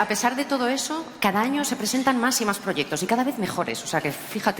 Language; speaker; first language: Spanish; native; Spanish